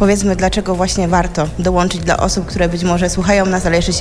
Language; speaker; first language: Polish; native; Polish